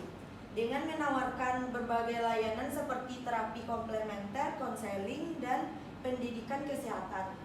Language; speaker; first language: Indonesian; native; Indonesian